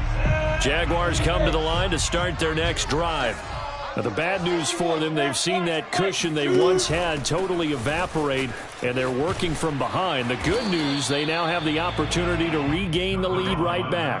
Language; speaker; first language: English; native; English